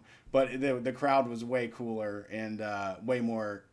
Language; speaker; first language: English; native; English